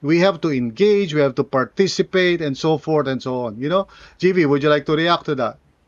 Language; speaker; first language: English; non-native, local second language; Filipino